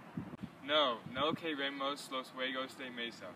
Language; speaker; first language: Spanish; non-native, learner; English